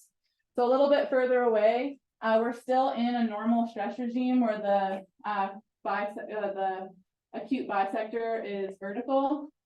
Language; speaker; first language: English; native; English